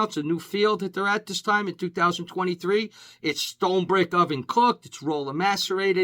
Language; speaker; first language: English; native; English